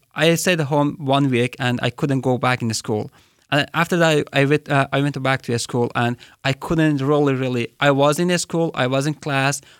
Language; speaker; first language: English; non-native, fluent; Persian